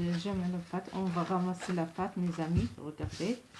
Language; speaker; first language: French; non-native, local second language; Arabic